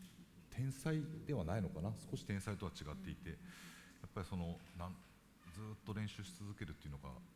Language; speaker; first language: Japanese; native; Japanese